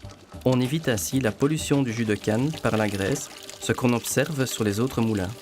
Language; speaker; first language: French; native; French